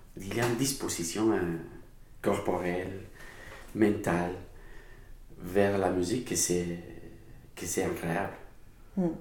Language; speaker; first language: French; non-native, learner; Spanish